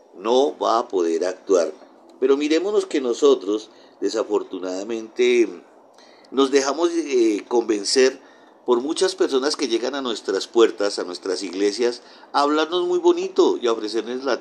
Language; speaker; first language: Spanish; native; Spanish